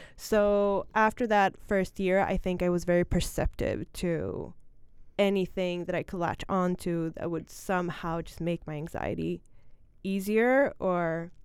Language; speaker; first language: English; non-native, fluent; Swedish